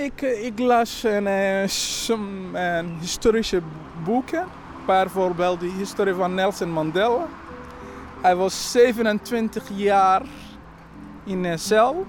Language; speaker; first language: Dutch; non-native, learner; Somali